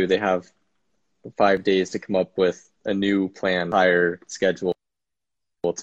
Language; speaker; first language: English; native; English